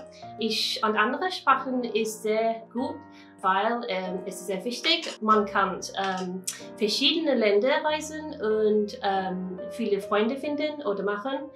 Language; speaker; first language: German; early bilingual, heritage; English